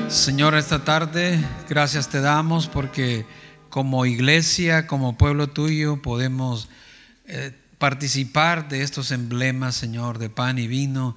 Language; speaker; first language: Spanish; native; Spanish